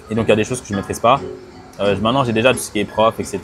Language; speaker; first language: French; native; French